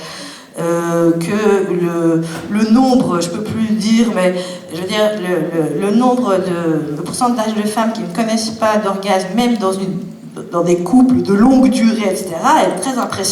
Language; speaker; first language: French; native; French